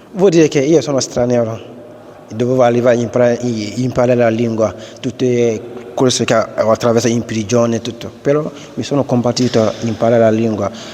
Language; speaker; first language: Italian; non-native, fluent; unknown